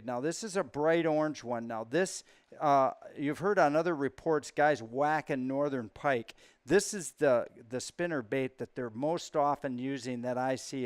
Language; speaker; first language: English; native; English